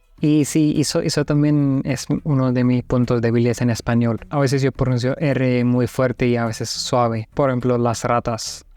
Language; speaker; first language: Spanish; non-native, learner; Hindi